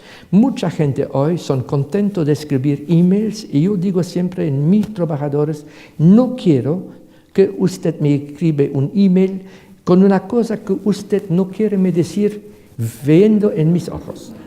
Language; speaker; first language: Spanish; non-native, fluent; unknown